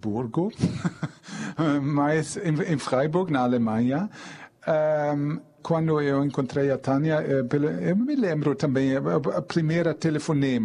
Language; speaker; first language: Portuguese; non-native, fluent; German